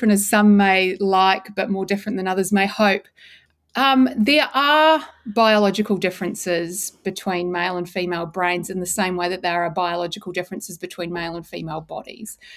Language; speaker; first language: English; native; English